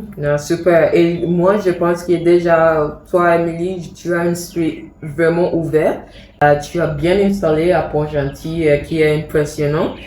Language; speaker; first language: French; non-native, fluent; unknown